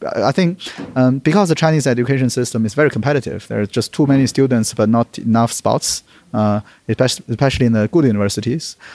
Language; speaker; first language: English; non-native, fluent; Chinese